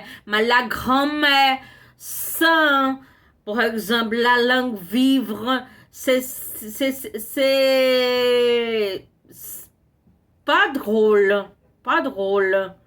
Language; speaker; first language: French; non-native, learner; Portuguese